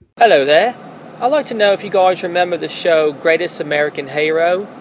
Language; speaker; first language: English; native; English